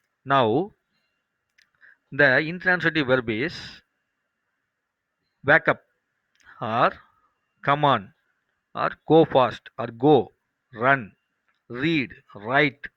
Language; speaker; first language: English; non-native, local second language; Tamil